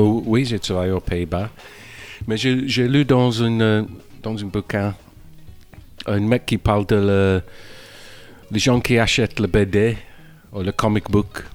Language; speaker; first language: French; non-native, fluent; English